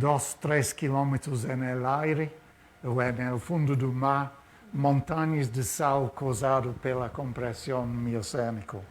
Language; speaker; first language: Portuguese; non-native, learner; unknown